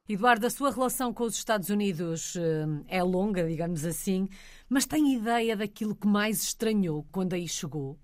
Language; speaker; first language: Portuguese; native; Portuguese